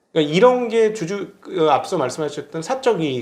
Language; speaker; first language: Korean; native; Korean